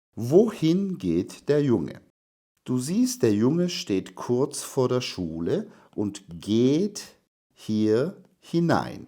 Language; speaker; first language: German; non-native, fluent; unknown